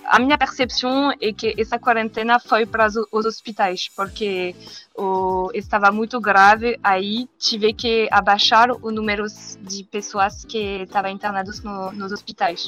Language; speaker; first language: Portuguese; non-native, learner; French